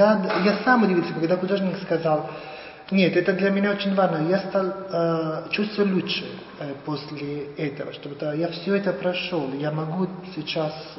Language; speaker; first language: Russian; non-native, fluent; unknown